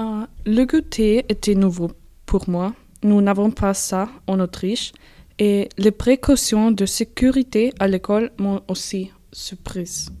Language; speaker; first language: French; non-native, learner; German